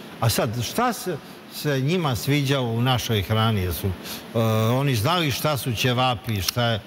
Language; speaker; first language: Serbian; native; Serbian